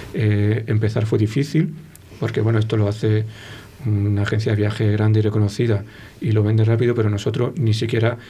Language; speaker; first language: Spanish; native; Spanish